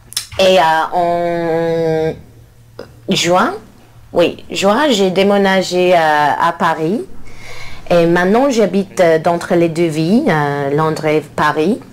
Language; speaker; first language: French; non-native, learner; English